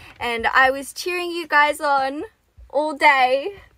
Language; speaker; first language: English; early bilingual, other home language; Korean